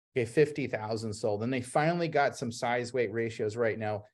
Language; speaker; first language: English; native; English